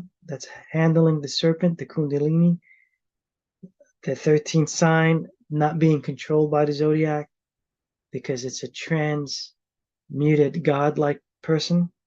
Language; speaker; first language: English; native; English